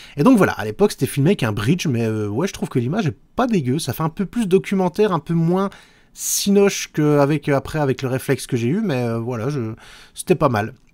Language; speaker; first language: French; native; French